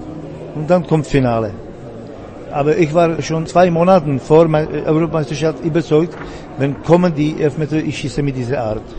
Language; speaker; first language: German; non-native, fluent; Czech